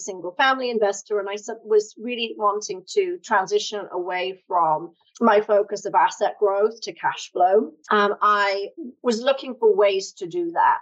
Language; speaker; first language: English; native; English